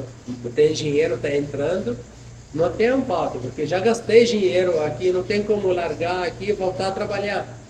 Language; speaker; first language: Portuguese; non-native, fluent; Arabic